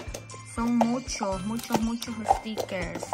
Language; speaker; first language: Spanish; native; Spanish